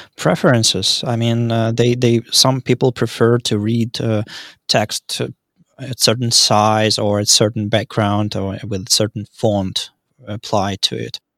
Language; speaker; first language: English; non-native, fluent; Russian